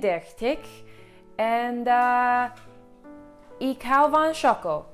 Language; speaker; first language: Dutch; non-native, learner; English